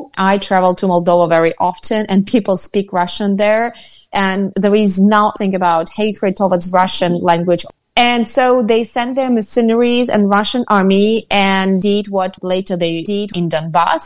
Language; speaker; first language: English; non-native, fluent; Ukrainian